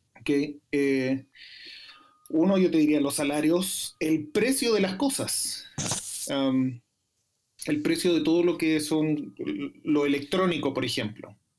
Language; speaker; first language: Spanish; native; Spanish